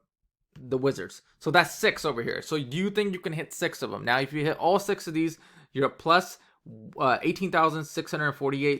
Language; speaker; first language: English; native; English